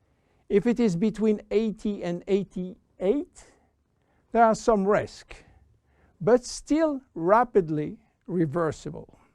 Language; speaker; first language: English; non-native, fluent; French